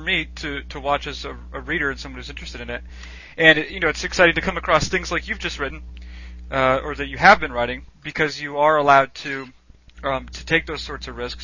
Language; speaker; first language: English; native; English